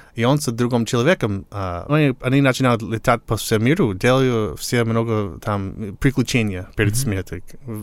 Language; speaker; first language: Russian; non-native, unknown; English